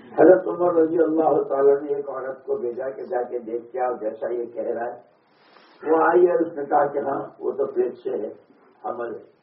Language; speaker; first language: Urdu; non-native, local second language; Gujarati